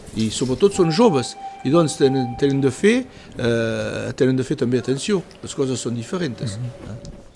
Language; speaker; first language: Catalan; early bilingual, heritage; Catalan